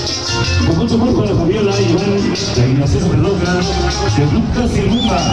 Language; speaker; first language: Spanish; native; Spanish